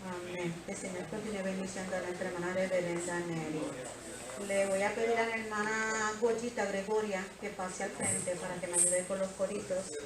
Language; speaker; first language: Spanish; native; Spanish